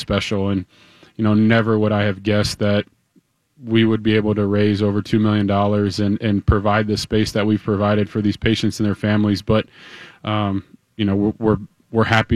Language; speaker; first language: English; native; English